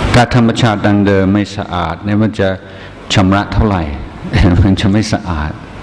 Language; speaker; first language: Thai; non-native, fluent; English